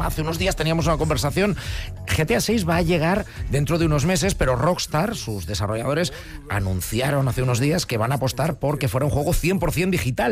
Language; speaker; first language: Spanish; native; Spanish